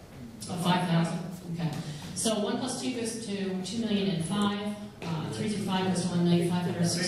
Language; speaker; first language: English; native; English